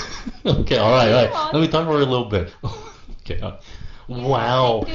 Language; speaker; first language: English; non-native, fluent; Vietnamese